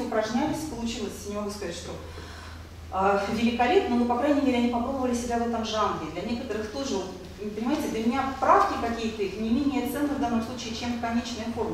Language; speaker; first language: Russian; native; Russian